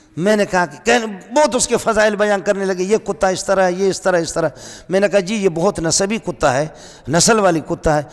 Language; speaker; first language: Urdu; non-native, local second language; Brahui